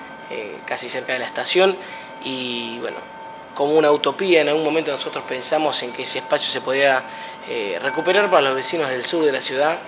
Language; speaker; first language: Spanish; native; Spanish